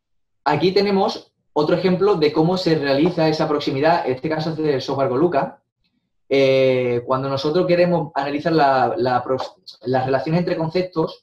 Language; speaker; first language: Spanish; native; Spanish